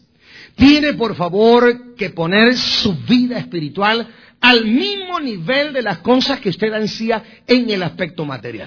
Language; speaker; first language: Spanish; native; Spanish